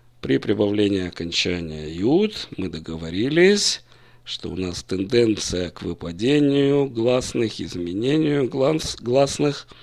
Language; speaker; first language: Russian; native; Russian